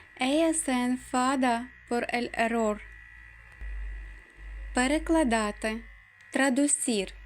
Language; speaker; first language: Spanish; non-native, fluent; Ukrainian